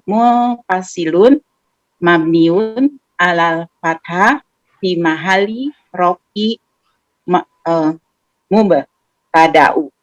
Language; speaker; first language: Arabic; non-native, learner; Indonesian